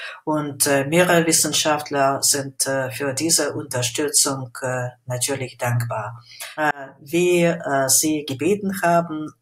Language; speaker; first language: German; non-native, fluent; Russian